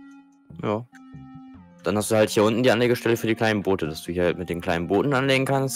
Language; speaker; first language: German; native; German